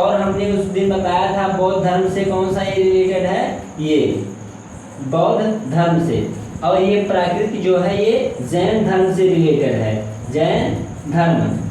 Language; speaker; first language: Hindi; native; Hindi